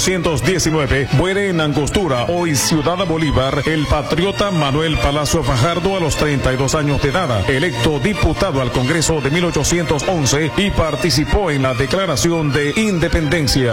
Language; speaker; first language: Spanish; native; Spanish